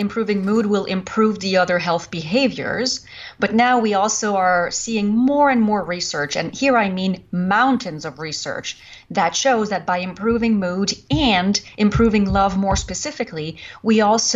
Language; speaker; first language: English; non-native, fluent; French